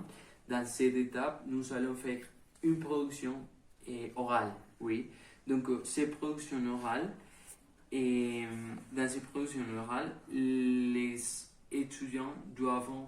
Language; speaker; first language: French; non-native, learner; Spanish